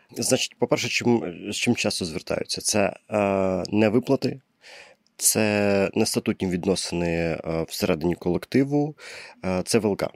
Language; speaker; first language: Ukrainian; non-native, local second language; Russian